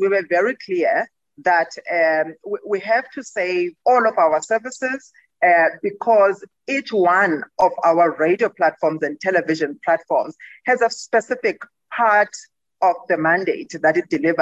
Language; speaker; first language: English; non-native, local second language; Xhosa